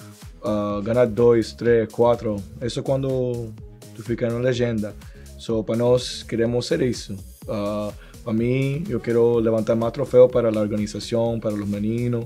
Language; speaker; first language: Portuguese; non-native, learner; Spanish